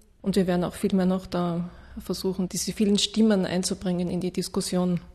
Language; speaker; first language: German; native; German